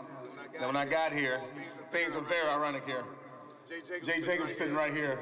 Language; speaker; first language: English; native; English